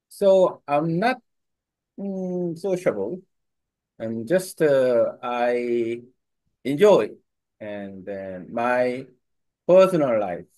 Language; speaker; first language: English; non-native, learner; Korean